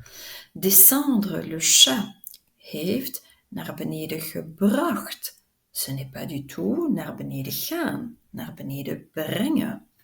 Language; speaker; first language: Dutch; non-native, local second language; French